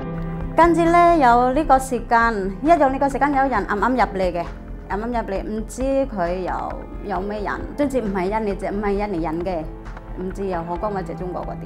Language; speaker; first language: Chinese; non-native, fluent; Indonesian